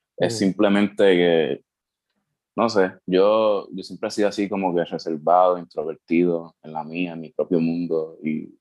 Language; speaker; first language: Spanish; native; Spanish